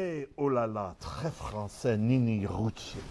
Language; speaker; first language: French; non-native, learner; English